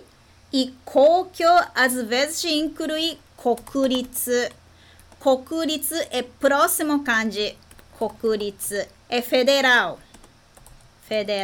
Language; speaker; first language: Portuguese; non-native, fluent; Japanese